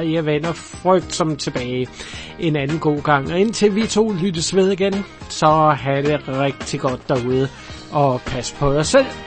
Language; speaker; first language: Danish; native; Danish